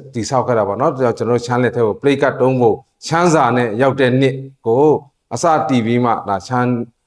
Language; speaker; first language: Burmese; non-native, local second language; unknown